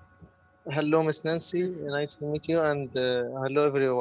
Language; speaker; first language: English; non-native, learner; Arabic